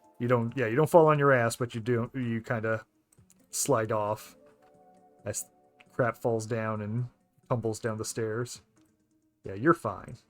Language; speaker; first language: English; native; English